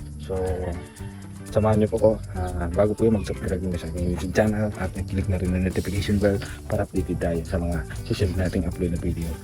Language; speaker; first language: Filipino; non-native, local second language; Bikol